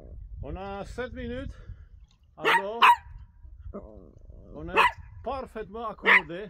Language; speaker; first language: French; non-native, fluent; Romanian